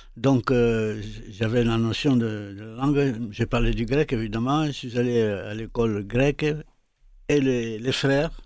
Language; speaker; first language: French; non-native, fluent; Greek